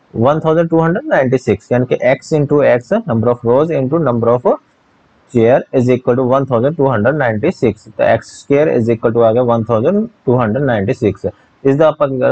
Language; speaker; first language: Hindi; non-native, local second language; Punjabi